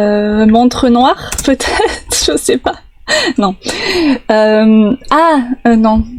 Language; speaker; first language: French; native; French